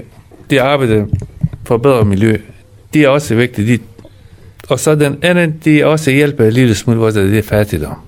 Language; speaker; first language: Danish; non-native, fluent; Persian